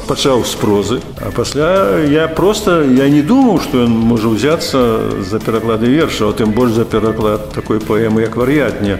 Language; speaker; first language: Belarusian; native; Belarusian